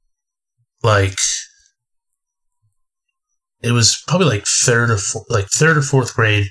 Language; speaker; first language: English; native; English